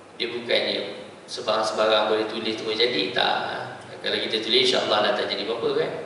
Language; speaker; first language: Malay; native; Malay